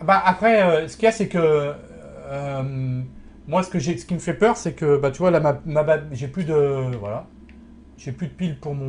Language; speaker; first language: French; native; French